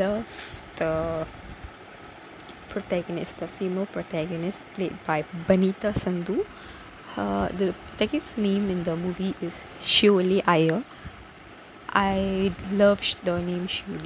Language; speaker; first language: English; non-native, local second language; Tamil